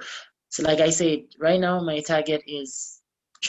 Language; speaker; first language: English; non-native, local second language; Bemba